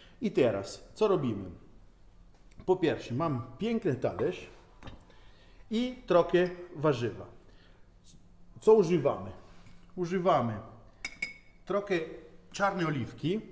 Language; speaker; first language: Polish; non-native, learner; Italian